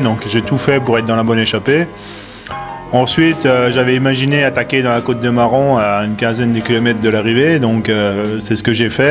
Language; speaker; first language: French; native; French